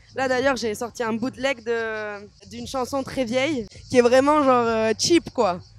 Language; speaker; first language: French; native; French